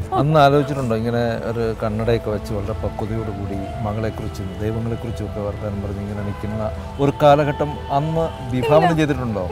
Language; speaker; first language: Malayalam; native; Malayalam